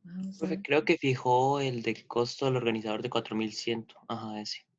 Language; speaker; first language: Spanish; native; Spanish